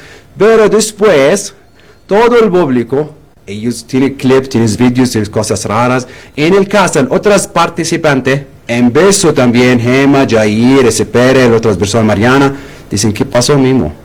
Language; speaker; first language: Spanish; non-native, learner; Arabic